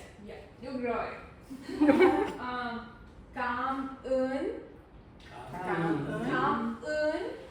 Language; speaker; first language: Vietnamese; non-native, learner; English